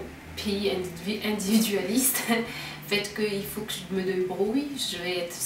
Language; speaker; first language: French; non-native, local second language; Arabic